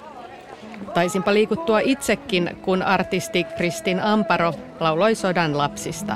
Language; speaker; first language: Finnish; native; Finnish